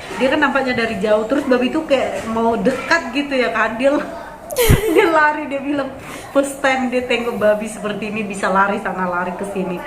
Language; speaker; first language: Indonesian; native; Indonesian